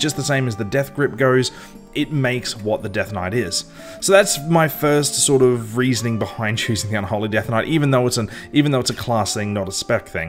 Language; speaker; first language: English; native; English